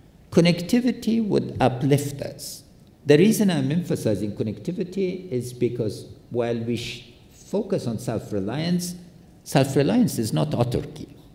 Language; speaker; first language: English; non-native, fluent; Pashto